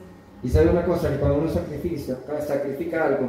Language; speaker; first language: Spanish; native; Spanish